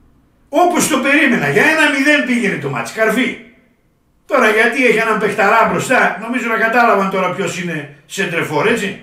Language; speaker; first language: Greek; native; Greek